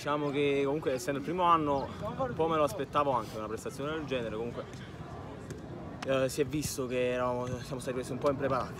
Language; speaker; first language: Italian; native; Italian